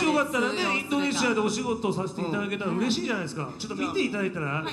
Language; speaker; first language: Japanese; native; Japanese